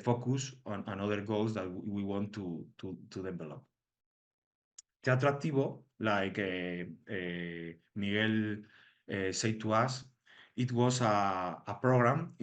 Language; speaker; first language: English; non-native, learner; Spanish